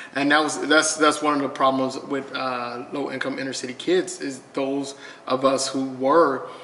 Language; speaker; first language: English; native; English